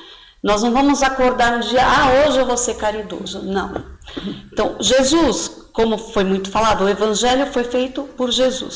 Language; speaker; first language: Portuguese; native; Portuguese